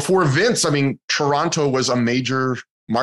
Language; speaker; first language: English; native; English